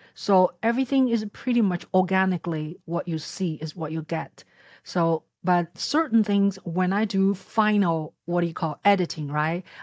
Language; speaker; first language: English; non-native, fluent; Chinese